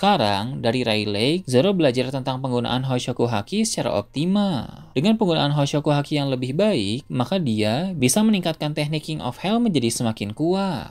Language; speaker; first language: Indonesian; native; Indonesian